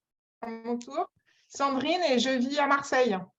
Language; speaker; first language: French; native; French